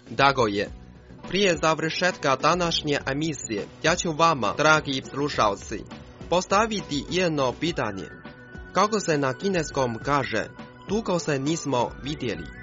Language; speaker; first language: Croatian; non-native, fluent; Chinese